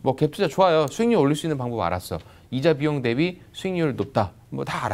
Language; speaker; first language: Korean; native; Korean